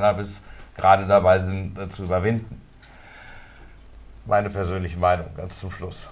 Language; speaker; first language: German; native; German